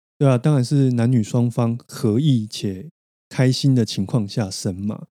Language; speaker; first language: Chinese; native; Chinese